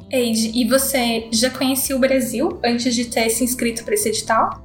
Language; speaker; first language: Portuguese; native; Portuguese